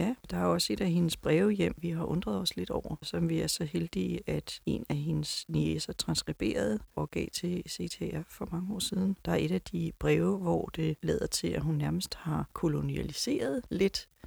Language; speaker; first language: Danish; native; Danish